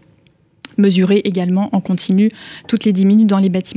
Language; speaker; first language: French; native; French